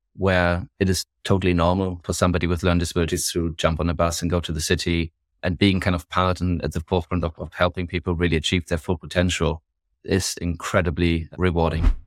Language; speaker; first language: English; non-native, fluent; German